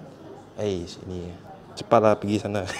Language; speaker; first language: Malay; non-native, local second language; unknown